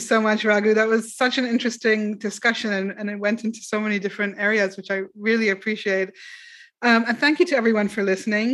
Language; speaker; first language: English; non-native, local second language; Urdu